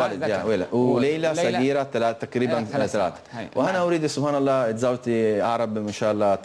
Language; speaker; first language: Arabic; non-native, learner; Italian